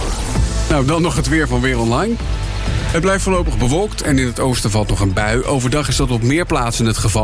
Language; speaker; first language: Dutch; native; Dutch